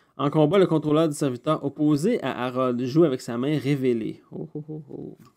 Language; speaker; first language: French; native; French